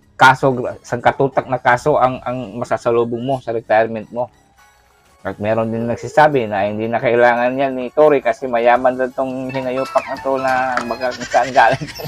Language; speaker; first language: Filipino; non-native, local second language; Cebuano